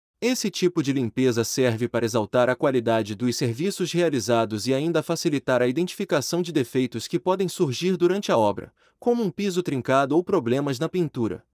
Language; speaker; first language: Portuguese; native; Portuguese